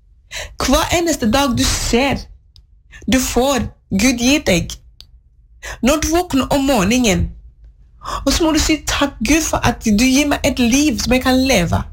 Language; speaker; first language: Norwegian; non-native, learner; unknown